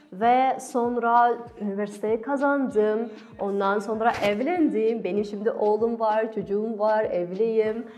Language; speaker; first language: Turkish; non-native, fluent; Kazakh